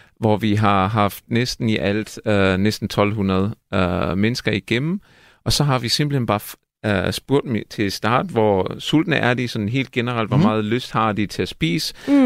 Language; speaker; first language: Danish; non-native, fluent; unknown